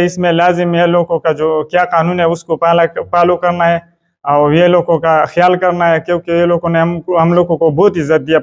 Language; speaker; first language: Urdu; non-native, local second language; Pashto